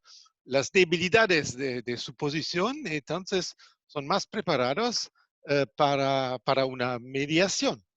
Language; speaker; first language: Spanish; non-native, fluent; German